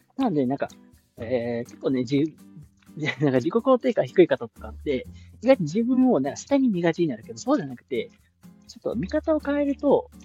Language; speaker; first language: Japanese; native; Japanese